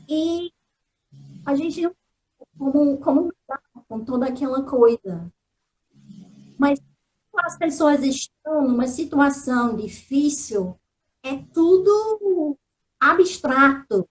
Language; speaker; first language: Portuguese; non-native, fluent; English